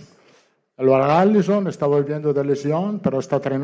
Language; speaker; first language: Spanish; non-native, fluent; Italian